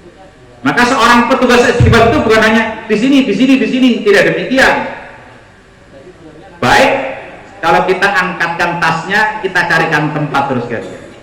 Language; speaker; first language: Indonesian; non-native, local second language; Javanese